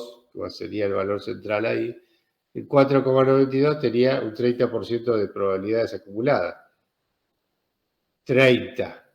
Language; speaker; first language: Spanish; native; Spanish